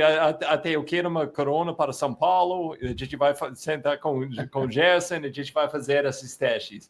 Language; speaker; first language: Portuguese; non-native, fluent; English